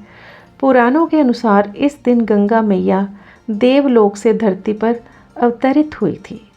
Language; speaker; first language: Hindi; native; Hindi